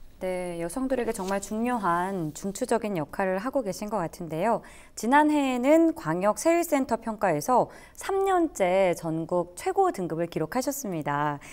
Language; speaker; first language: Korean; native; Korean